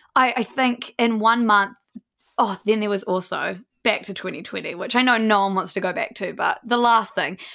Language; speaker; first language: English; native; English